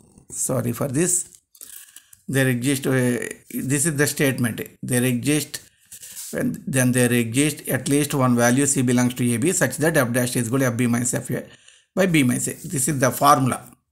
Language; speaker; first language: English; non-native, local second language; Telugu